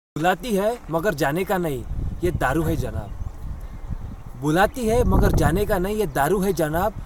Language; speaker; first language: Hindi; non-native, local second language; Marathi